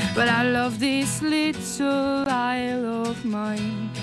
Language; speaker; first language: English; native; English